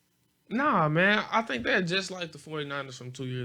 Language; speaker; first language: English; native; English